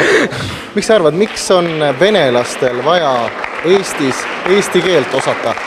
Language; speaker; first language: Estonian; native; Estonian